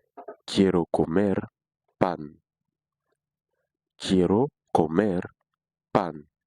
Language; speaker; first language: Spanish; non-native, fluent; Haitian Creole